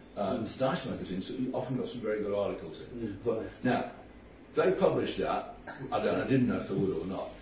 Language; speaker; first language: English; native; English